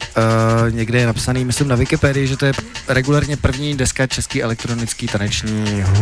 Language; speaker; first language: Czech; native; Czech